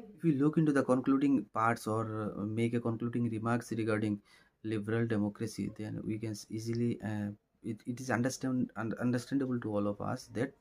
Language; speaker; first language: English; non-native, local second language; Bangla